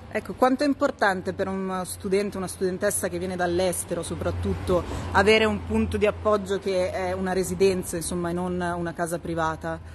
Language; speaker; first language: Italian; native; Italian